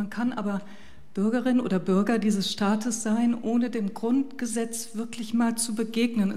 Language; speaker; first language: German; native; German